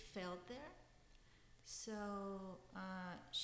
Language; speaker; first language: English; non-native, fluent; Spanish